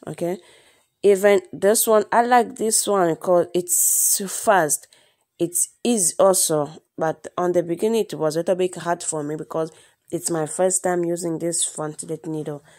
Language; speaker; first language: English; non-native, learner; Lingala